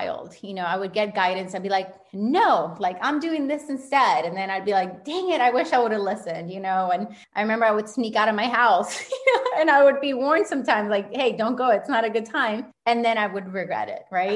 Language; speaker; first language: English; early bilingual, other home language; Spanish